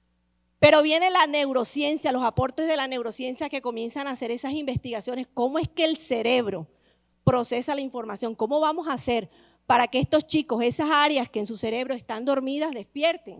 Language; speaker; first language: Spanish; native; Spanish